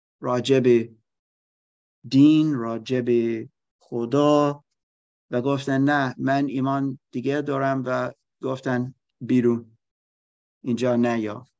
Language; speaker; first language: Persian; non-native, learner; German